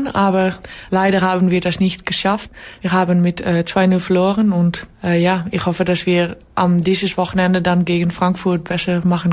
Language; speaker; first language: German; non-native, learner; Dutch